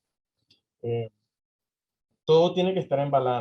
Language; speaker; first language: Spanish; early bilingual, heritage; Spanish